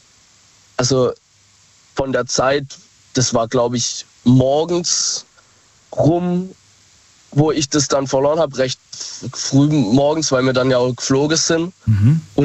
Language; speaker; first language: German; native; German